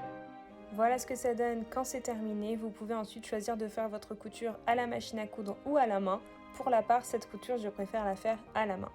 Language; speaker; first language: French; native; French